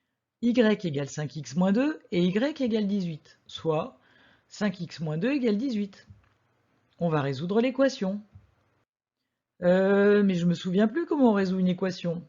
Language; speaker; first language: French; native; French